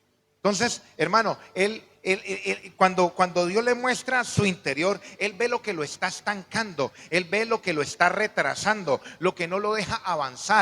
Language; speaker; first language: Spanish; native; Spanish